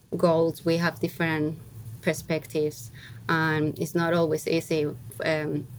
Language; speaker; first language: English; non-native, fluent; Spanish